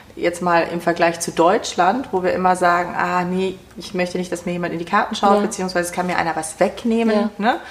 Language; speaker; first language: German; native; German